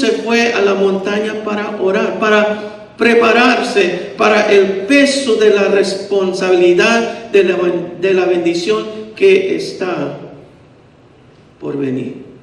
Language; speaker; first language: Spanish; early bilingual, heritage; Spanish